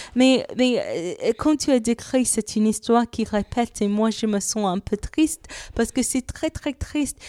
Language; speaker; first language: French; non-native, fluent; English